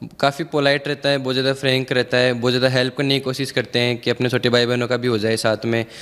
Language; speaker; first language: Hindi; native; Hindi